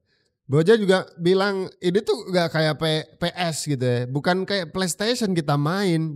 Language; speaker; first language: Indonesian; native; Indonesian